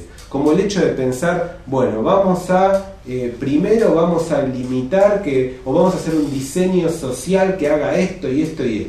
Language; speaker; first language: Spanish; native; Spanish